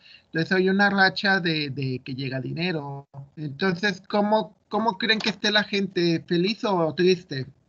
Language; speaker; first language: Spanish; native; Spanish